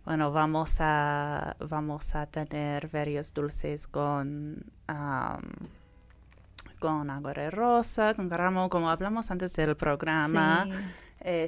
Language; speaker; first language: Spanish; non-native, fluent; Persian